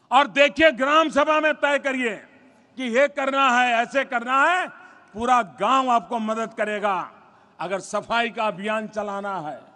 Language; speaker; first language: Hindi; non-native, local second language; Gujarati